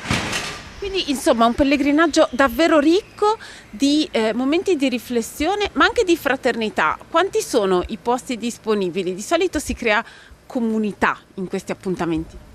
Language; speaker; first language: Italian; native; Italian